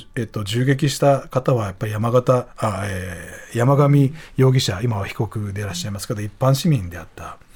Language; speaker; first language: Japanese; native; Japanese